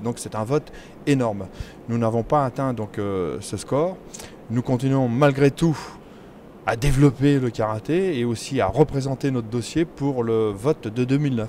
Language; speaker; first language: French; native; French